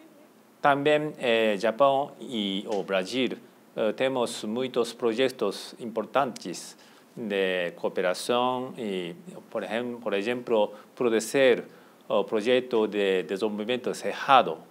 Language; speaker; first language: Portuguese; non-native, fluent; Japanese